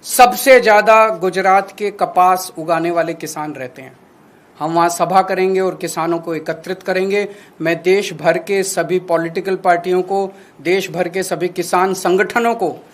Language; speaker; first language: Hindi; native; Hindi